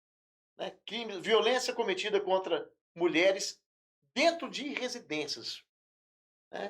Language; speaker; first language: Portuguese; native; Portuguese